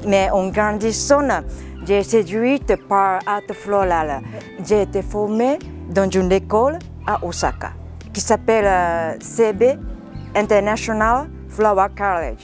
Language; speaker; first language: French; non-native, learner; Japanese